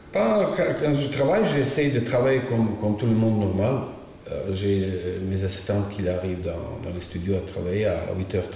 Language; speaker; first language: French; non-native, fluent; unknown